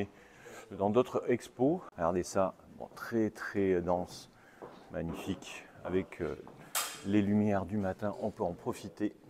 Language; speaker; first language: French; native; French